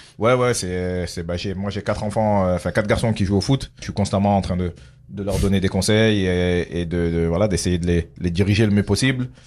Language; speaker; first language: French; early bilingual, other home language; Dyula